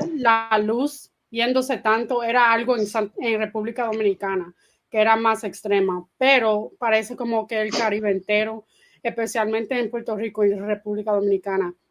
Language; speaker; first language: Spanish; early bilingual, heritage; Spanish